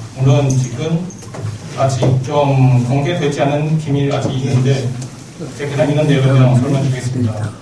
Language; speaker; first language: Korean; non-native, learner; Chinese